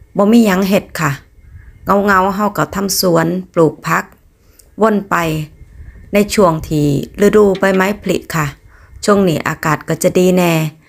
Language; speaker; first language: Thai; native; Thai